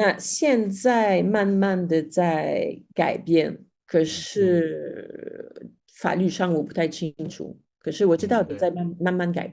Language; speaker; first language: Chinese; non-native, fluent; Spanish